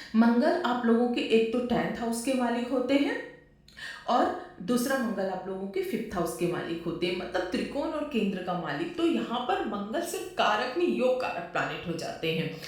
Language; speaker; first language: Hindi; native; Hindi